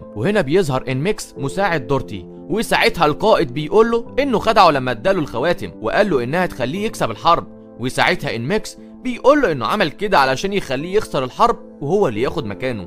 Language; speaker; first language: Arabic; native; Arabic